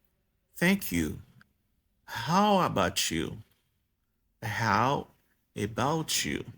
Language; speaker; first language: English; non-native, fluent; Haitian Creole